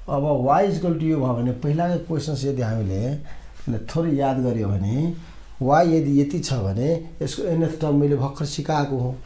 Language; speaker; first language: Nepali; non-native, local second language; Maithili